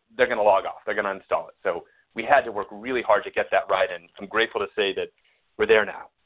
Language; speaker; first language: English; native; English